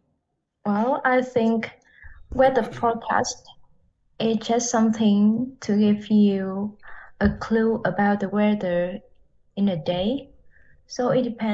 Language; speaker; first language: English; non-native, learner; Vietnamese